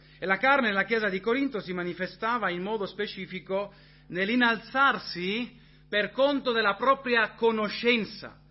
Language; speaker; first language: Italian; non-native, fluent; English